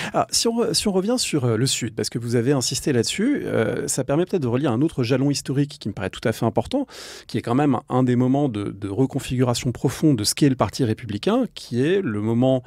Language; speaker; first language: French; native; French